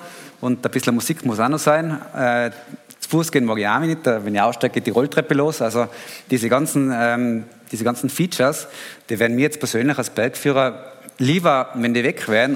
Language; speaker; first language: German; native; German